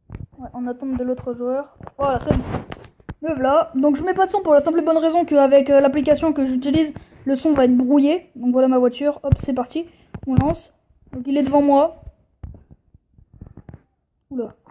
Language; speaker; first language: French; native; French